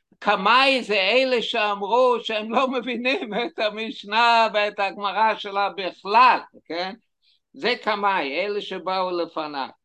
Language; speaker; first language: Hebrew; non-native, fluent; English